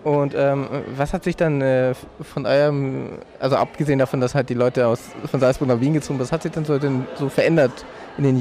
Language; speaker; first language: German; native; German